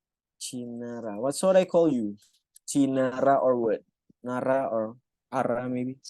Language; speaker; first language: English; non-native, fluent; Indonesian